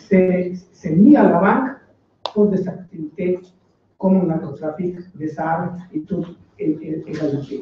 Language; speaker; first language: French; non-native, learner; Spanish